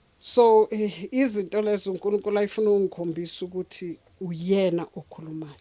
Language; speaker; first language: Zulu; native; Zulu